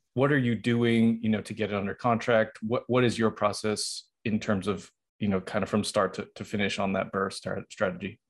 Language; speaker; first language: English; native; English